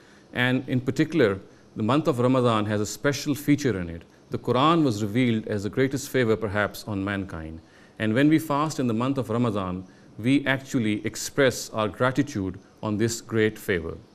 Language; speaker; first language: English; non-native, local second language; Urdu